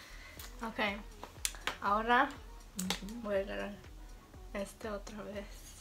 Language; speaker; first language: Spanish; early bilingual, heritage; Spanish